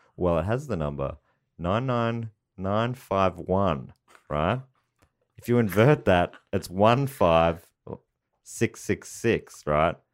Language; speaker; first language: English; native; English